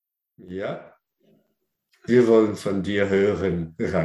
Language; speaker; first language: German; non-native, learner; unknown